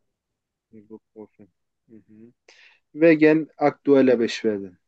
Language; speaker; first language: German; non-native, fluent; Turkish